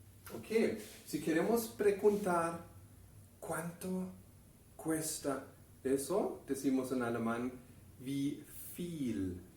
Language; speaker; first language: Spanish; non-native, fluent; German